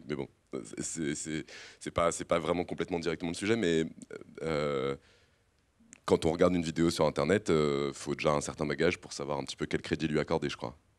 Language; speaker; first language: French; native; French